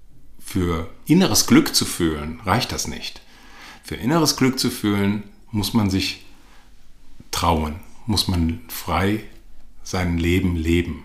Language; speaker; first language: German; native; German